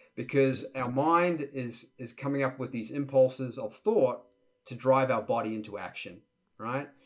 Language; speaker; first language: English; native; English